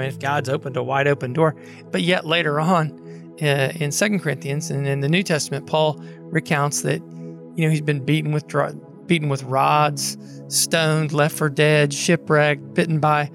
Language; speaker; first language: English; native; English